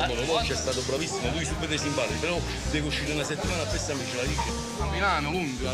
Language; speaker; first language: Italian; native; Italian